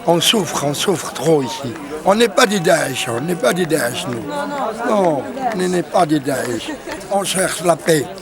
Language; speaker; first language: French; non-native, local second language; Arabic